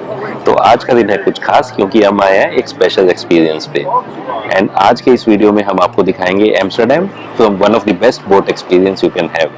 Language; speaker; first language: Hindi; native; Hindi